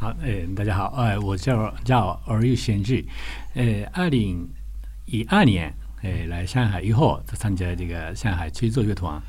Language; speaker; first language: Chinese; non-native, learner; Japanese